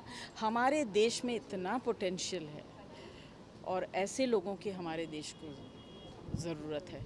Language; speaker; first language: Hindi; native; Hindi